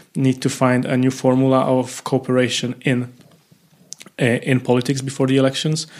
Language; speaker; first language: English; non-native, fluent; Polish